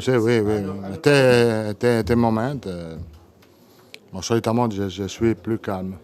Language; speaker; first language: French; non-native, learner; Italian